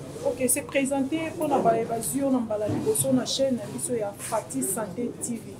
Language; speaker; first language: French; non-native, local second language; Lingala